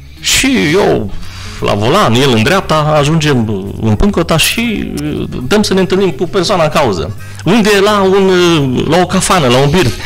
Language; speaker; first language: Romanian; native; Romanian